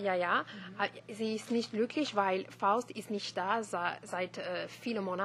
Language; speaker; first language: German; non-native, learner; French